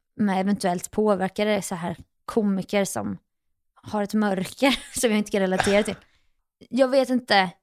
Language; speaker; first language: Swedish; native; Swedish